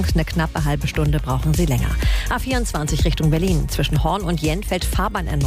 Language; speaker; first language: German; native; German